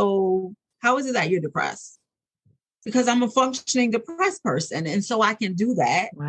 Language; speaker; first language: English; native; English